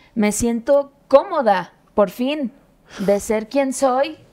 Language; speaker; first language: Spanish; native; Spanish